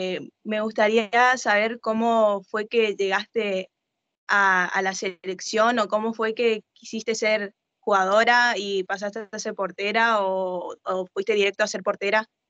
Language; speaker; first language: Spanish; native; Spanish